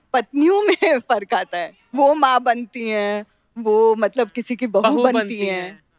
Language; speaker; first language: Hindi; non-native, local second language; Marathi